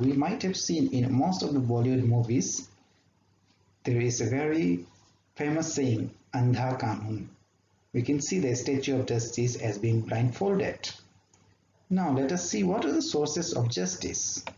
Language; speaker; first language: English; non-native, local second language; Assamese